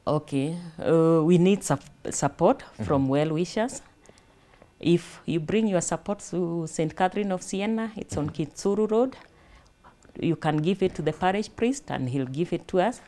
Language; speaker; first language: English; non-native, local second language; Kikuyu